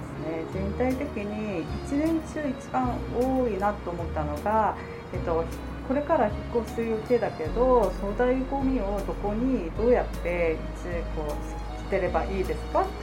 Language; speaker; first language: Japanese; non-native, fluent; Korean